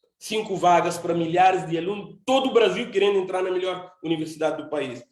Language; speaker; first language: Portuguese; non-native, local second language; Kabuverdianu